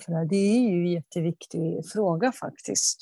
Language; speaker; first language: Swedish; non-native, fluent; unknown